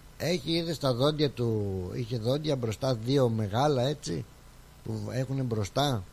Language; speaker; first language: Greek; native; Greek